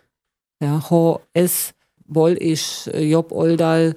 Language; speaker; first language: Hungarian; non-native, learner; German